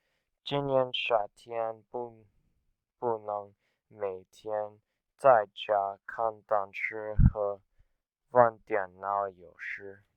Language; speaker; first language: Chinese; non-native, learner; English